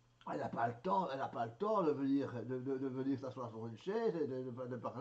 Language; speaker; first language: French; native; French